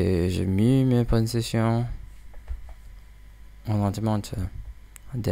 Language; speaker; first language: French; non-native, learner; English